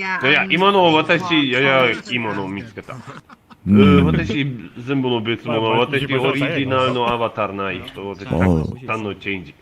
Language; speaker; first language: Japanese; non-native, learner; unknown